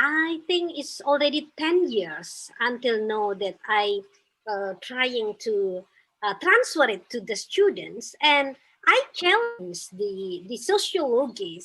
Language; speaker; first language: English; non-native, fluent; Indonesian